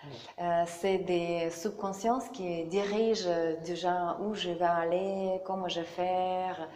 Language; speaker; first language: French; non-native, learner; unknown